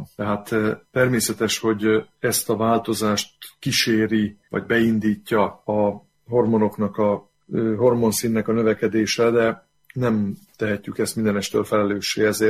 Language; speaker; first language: Hungarian; native; Hungarian